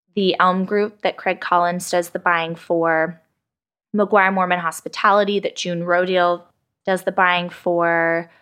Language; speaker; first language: English; native; English